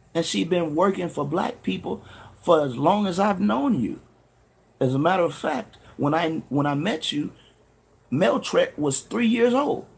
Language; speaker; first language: English; native; English